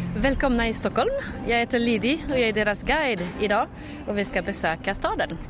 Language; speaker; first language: Swedish; non-native, fluent; French